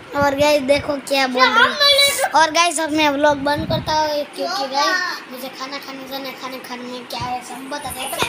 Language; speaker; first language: Hindi; non-native, local second language; Gujarati